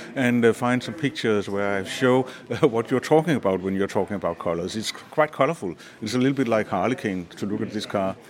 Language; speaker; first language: English; non-native, fluent; Danish